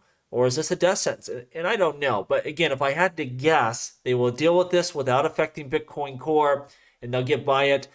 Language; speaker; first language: English; native; English